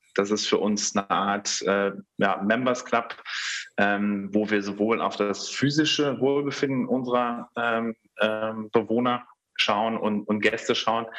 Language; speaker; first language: German; native; German